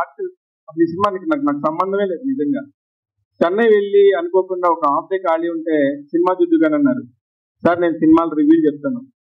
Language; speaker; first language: Telugu; native; Telugu